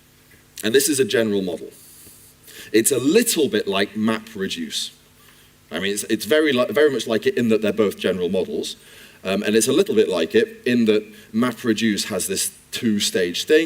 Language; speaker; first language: English; native; English